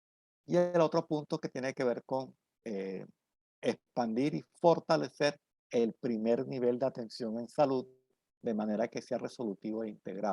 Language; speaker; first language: Spanish; native; Spanish